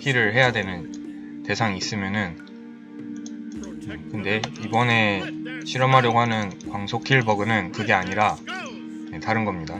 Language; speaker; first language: Korean; native; Korean